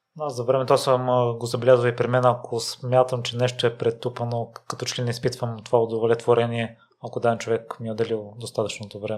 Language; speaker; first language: Bulgarian; native; Bulgarian